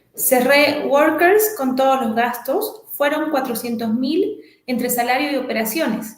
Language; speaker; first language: Spanish; native; Spanish